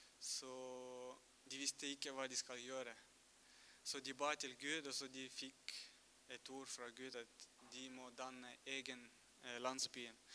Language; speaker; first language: Norwegian; non-native, fluent; Russian